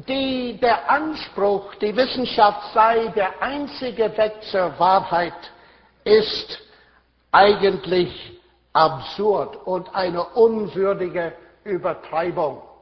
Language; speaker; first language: German; non-native, fluent; English